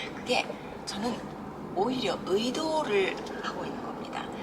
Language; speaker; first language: Korean; native; Korean